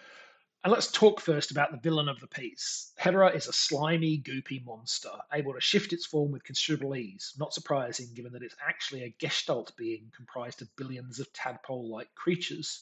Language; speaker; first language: English; native; English